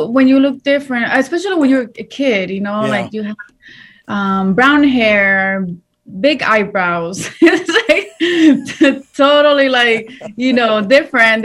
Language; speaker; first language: English; early bilingual, other home language; Spanish